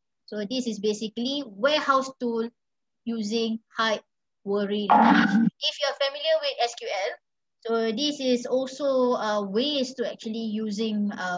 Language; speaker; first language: English; non-native, local second language; Malay